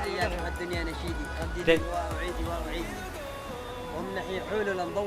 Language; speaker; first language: Arabic; native; Arabic